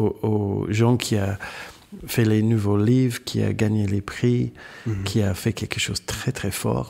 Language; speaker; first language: French; non-native, fluent; English